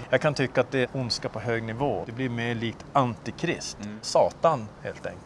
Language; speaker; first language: Swedish; native; Swedish